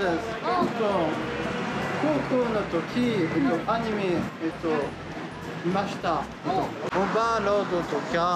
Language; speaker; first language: Japanese; non-native, learner; French